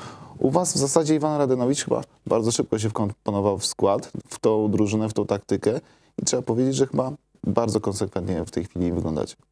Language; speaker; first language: Polish; native; Polish